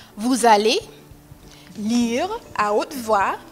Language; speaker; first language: French; non-native, fluent; English